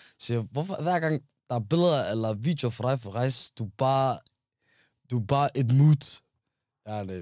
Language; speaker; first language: Danish; early bilingual, other home language; Somali